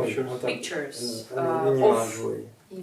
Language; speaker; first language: English; non-native, learner; Russian